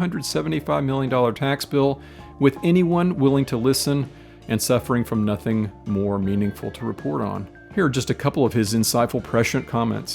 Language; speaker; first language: English; native; English